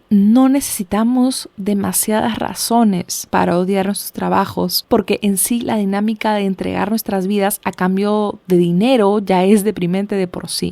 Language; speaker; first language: Spanish; native; Spanish